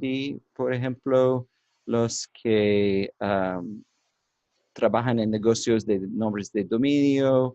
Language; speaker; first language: Spanish; non-native, learner; English